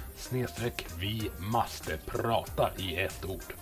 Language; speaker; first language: Swedish; native; Swedish